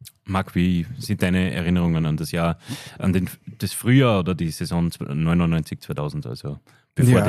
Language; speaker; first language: German; native; German